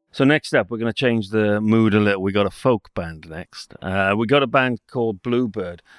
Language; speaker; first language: English; native; English